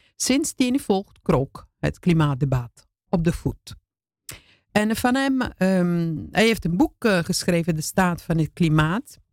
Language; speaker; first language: Dutch; non-native, fluent; Italian